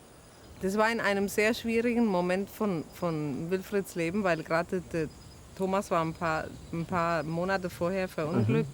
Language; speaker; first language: German; early bilingual, heritage; German